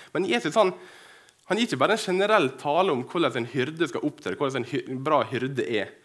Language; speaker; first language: Norwegian; native; Norwegian